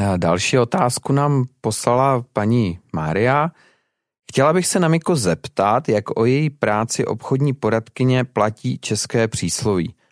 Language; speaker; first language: Czech; native; Czech